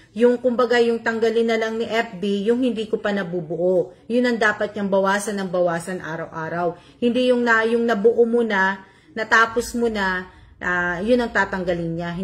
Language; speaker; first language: Filipino; native; Filipino